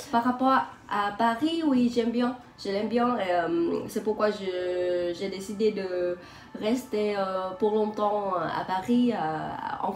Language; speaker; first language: French; non-native, learner; Vietnamese